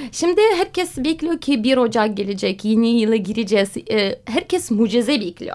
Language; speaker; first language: Turkish; non-native, fluent; Russian